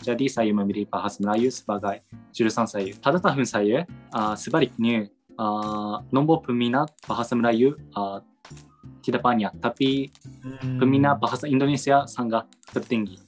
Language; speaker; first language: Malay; non-native, learner; Japanese